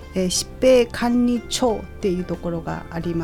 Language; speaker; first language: Japanese; non-native, fluent; Korean